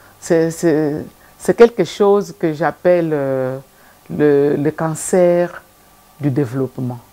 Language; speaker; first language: French; non-native, local second language; Lingala